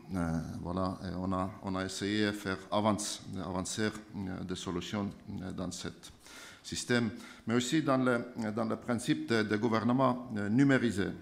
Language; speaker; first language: French; non-native, fluent; Estonian